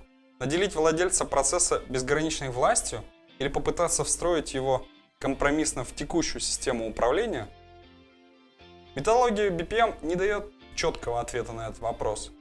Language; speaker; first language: Russian; native; Russian